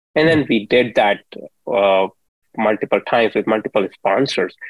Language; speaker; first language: English; non-native, local second language; Hindi